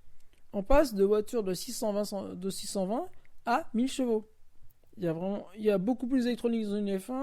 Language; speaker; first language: French; native; French